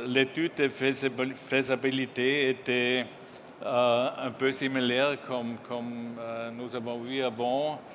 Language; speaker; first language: French; non-native, learner; German